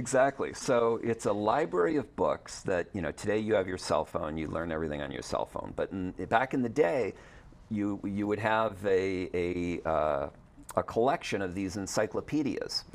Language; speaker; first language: English; native; English